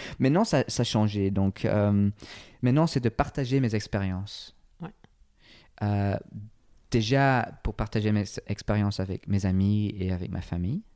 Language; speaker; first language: French; non-native, fluent; English